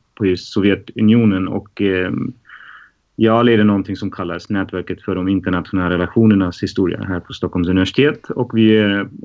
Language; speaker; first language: Swedish; non-native, fluent; German